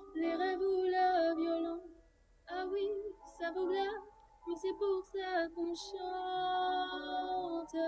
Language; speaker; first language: French; native; French